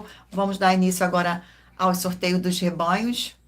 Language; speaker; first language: Portuguese; native; Portuguese